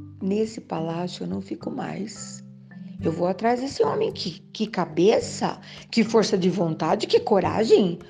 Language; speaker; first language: Portuguese; native; Portuguese